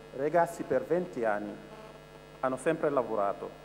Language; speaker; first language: Italian; non-native, fluent; Wolof